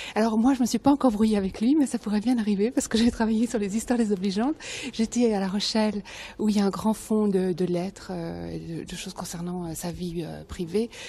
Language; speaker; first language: French; native; French